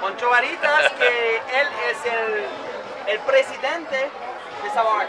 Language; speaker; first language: Spanish; non-native, learner; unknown